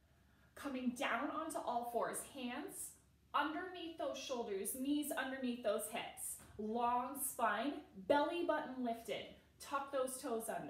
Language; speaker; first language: English; native; English